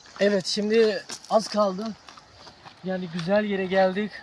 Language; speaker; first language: Turkish; non-native, learner; Hindi